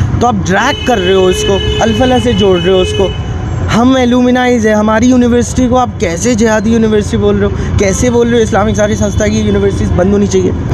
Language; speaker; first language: Hindi; non-native, local second language; Manipuri